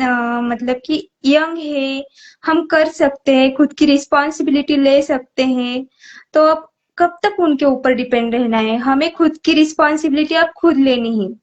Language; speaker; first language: Hindi; native; Hindi